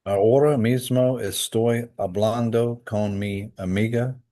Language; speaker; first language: Spanish; non-native, learner; English